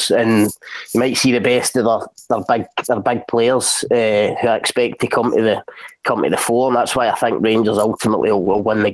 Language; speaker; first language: English; native; English